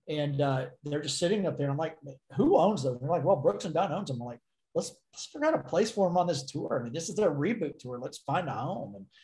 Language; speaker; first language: English; native; English